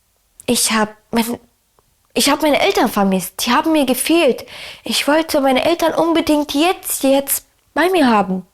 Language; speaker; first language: German; early bilingual, other home language; Arabic